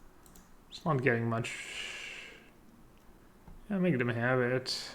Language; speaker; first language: English; non-native, fluent; French